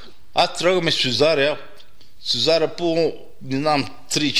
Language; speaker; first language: Bulgarian; non-native, learner; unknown